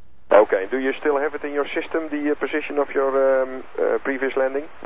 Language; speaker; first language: English; non-native, fluent; Dutch